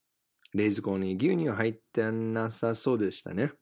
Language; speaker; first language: Japanese; non-native, fluent; English